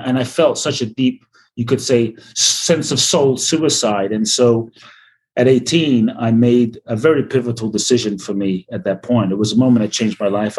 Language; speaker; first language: English; native; English